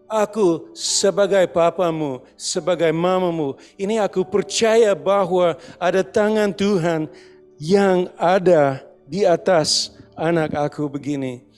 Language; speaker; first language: Indonesian; non-native, fluent; English